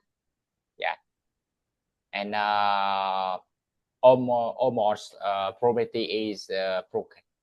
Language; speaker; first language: English; non-native, learner; Vietnamese